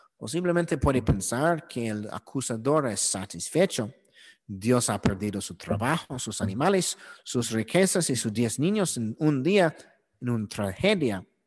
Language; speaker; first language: Spanish; non-native, learner; English